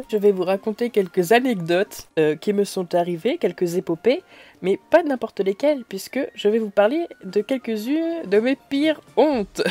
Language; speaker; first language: French; native; French